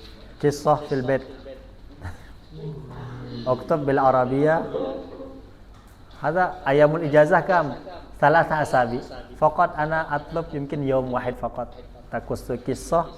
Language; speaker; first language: Arabic; non-native, fluent; Indonesian